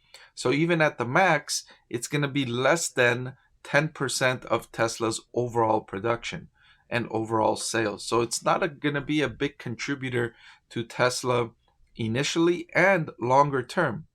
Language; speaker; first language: English; native; English